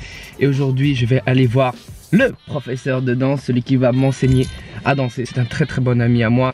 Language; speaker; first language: French; native; French